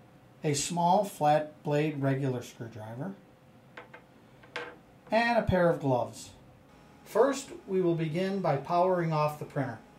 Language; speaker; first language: English; native; English